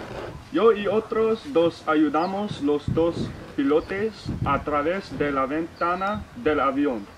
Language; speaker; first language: Spanish; non-native, learner; English